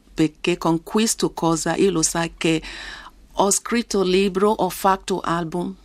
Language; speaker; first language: Italian; non-native, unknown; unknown